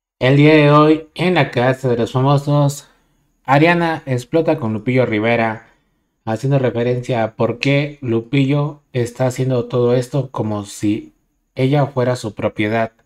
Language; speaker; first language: Spanish; native; Spanish